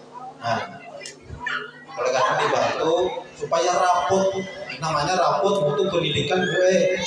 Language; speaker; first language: Indonesian; non-native, local second language; Banjar